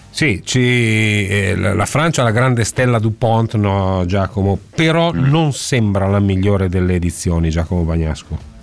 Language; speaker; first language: Italian; native; Italian